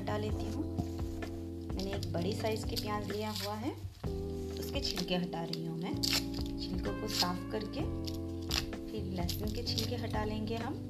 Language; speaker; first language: Hindi; non-native, local second language; Assamese